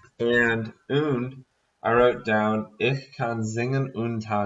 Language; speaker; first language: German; non-native, learner; English